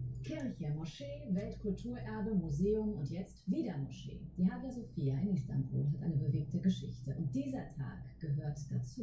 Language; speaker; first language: German; native; German